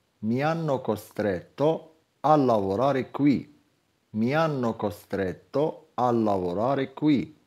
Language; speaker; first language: Italian; non-native, fluent; Arabic